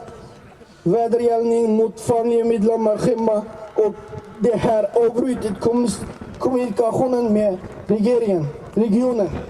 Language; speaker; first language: Swedish; non-native, learner; Uyghur